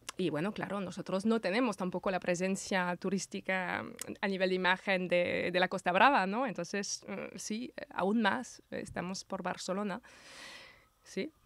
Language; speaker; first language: Spanish; non-native, fluent; French